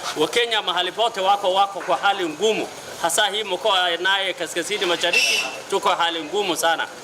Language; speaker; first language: Swahili; non-native, local second language; Somali